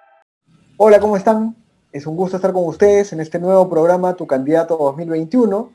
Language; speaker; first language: Spanish; native; Spanish